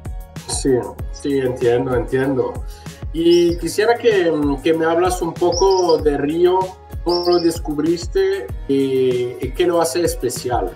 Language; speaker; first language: Spanish; non-native, fluent; French